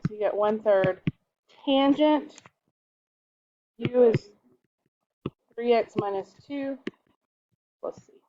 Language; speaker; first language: English; native; English